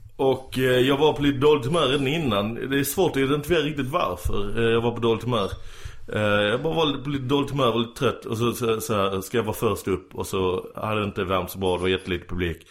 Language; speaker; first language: Swedish; early bilingual, other home language; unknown